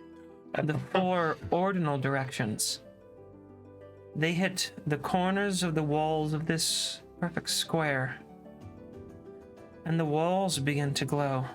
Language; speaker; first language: English; native; English